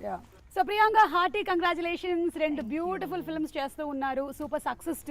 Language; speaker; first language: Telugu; native; Telugu